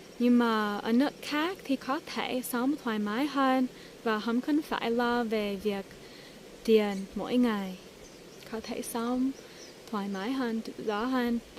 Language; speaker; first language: Vietnamese; early bilingual, heritage; English